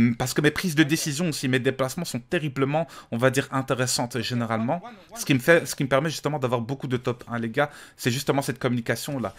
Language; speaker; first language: French; native; French